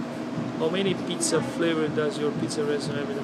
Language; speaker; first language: English; non-native, fluent; Italian